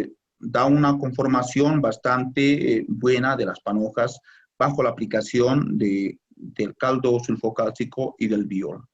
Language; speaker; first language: Spanish; native; Spanish